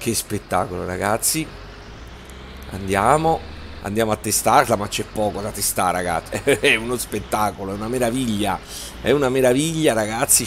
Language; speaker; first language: Italian; native; Italian